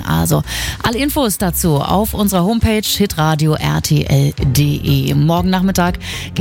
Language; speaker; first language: German; native; German